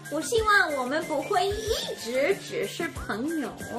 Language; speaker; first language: Chinese; non-native, fluent; English